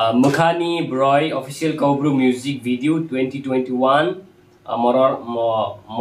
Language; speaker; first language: Hindi; non-native, local second language; Kok Borok